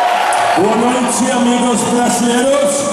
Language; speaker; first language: Portuguese; non-native, learner; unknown